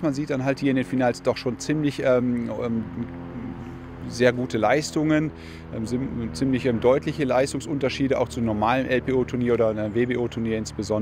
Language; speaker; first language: German; native; German